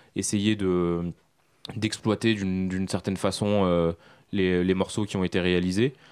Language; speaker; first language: French; native; French